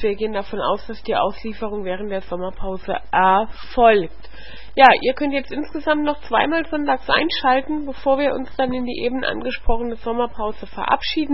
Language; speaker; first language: German; native; German